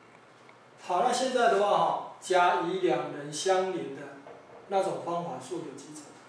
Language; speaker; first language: Chinese; native; Chinese